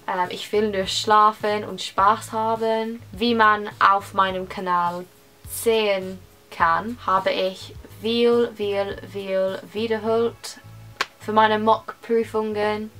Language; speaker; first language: German; non-native, learner; English